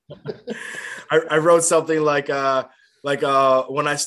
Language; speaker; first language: English; native; English